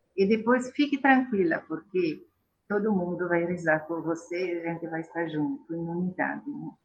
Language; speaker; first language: Portuguese; non-native, fluent; Italian